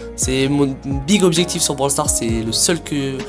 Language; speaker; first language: French; native; French